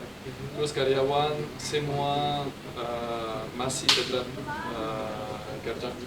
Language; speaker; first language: Indonesian; non-native, fluent; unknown